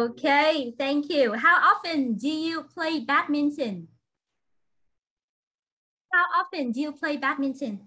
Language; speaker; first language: English; non-native, fluent; Vietnamese